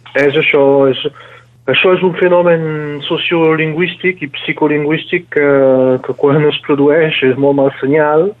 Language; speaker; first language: Catalan; native; Catalan